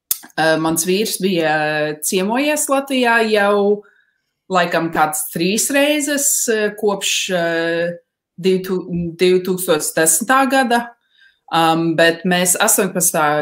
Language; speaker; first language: Latvian; early bilingual, heritage; Latvian